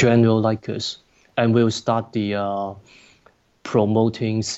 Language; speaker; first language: English; non-native, local second language; Cantonese